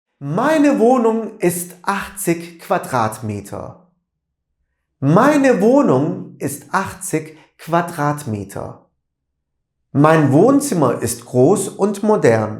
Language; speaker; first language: German; non-native, fluent; Turkish